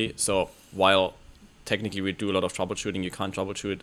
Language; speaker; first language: English; non-native, fluent; German